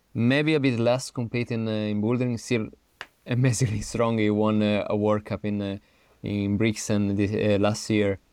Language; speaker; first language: English; non-native, fluent; Italian